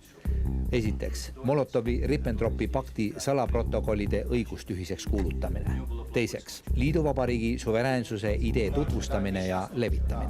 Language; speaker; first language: Estonian; native; Estonian